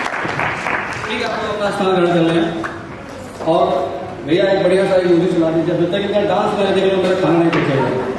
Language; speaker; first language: Hindi; native; Hindi